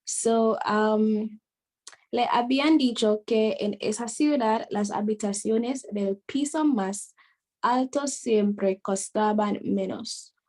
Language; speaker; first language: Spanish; non-native, fluent; English